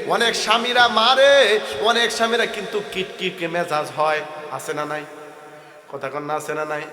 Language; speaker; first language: Bangla; non-native, local second language; Sylheti